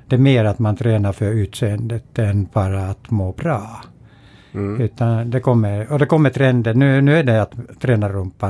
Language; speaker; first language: Swedish; non-native, fluent; Finnish